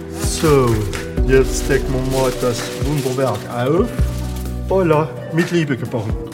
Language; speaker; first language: German; native; German